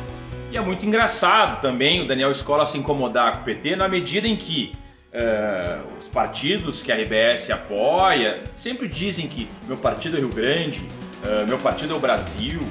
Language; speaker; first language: Portuguese; native; Portuguese